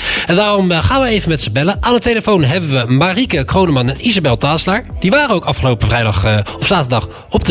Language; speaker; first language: Dutch; native; Dutch